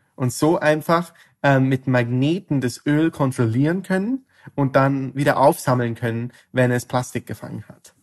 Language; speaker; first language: German; non-native, fluent; English